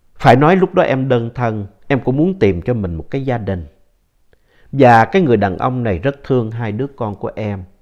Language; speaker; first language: Vietnamese; native; Vietnamese